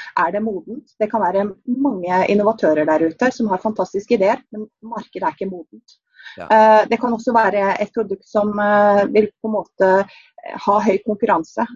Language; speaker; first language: Norwegian; native; Norwegian